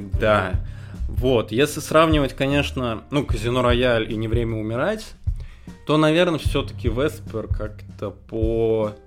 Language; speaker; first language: Russian; native; Russian